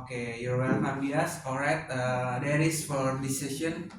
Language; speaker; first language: English; non-native, learner; Indonesian